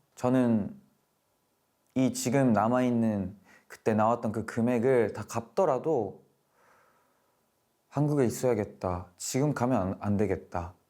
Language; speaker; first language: Korean; non-native, fluent; Japanese